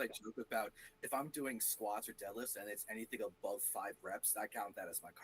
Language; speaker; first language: English; native; English